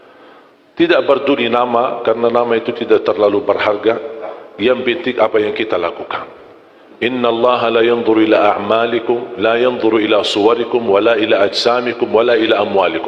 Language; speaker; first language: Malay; non-native, fluent; Arabic